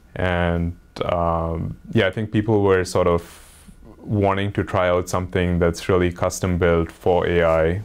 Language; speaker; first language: English; non-native, local second language; Hindi